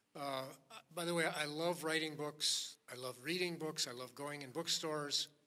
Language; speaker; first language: English; native; English